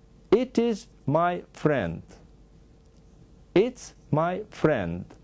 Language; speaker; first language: English; non-native, fluent; Russian